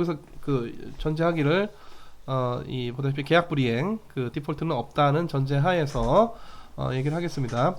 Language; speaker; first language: Korean; native; Korean